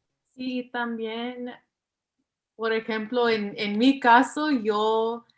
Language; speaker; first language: Spanish; early bilingual, heritage; English